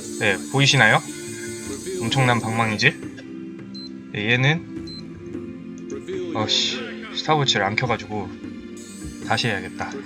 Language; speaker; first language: Korean; native; Korean